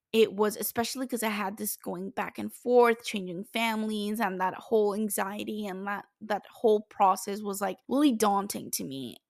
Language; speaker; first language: English; non-native, fluent; Italian